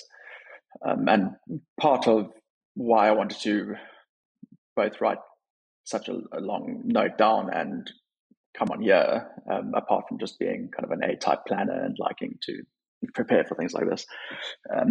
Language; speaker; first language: English; native; English